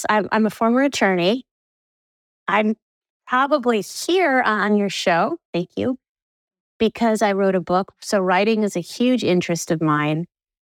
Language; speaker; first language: English; native; English